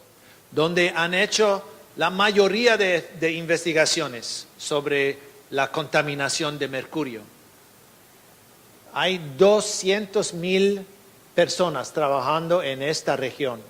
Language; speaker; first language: Spanish; non-native, fluent; English